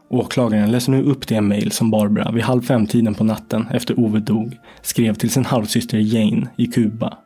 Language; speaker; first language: Swedish; native; Swedish